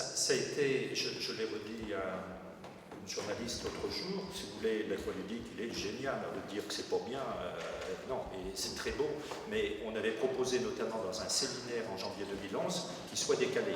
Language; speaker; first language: French; native; French